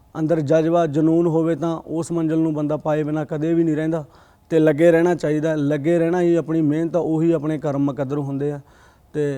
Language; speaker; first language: Punjabi; native; Punjabi